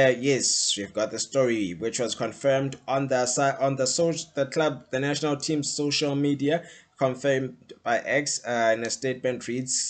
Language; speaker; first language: English; non-native, local second language; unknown